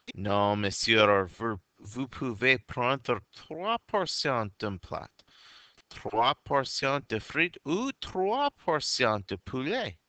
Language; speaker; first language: French; non-native, fluent; English